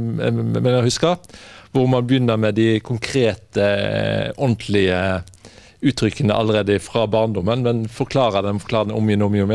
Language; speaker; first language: Norwegian; non-native, fluent; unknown